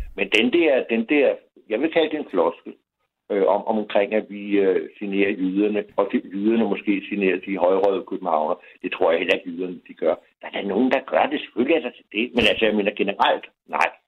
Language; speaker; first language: Danish; native; Danish